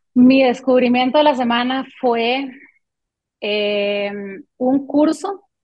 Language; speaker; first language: Spanish; early bilingual, other home language; French